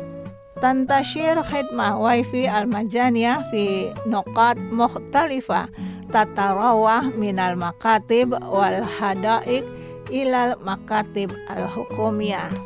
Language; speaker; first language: Arabic; non-native, learner; Indonesian